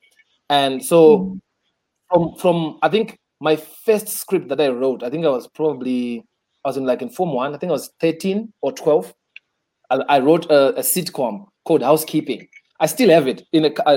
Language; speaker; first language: English; non-native, local second language; Shona